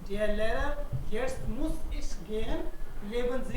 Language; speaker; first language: German; non-native, learner; Hindi